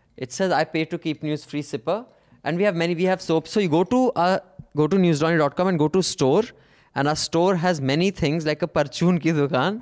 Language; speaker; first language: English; non-native, local second language; Punjabi